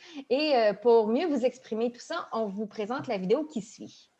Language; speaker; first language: French; native; French